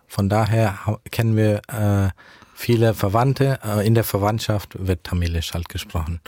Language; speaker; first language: German; early bilingual, heritage; German